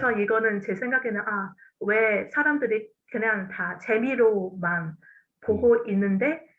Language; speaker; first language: Korean; non-native, fluent; Cantonese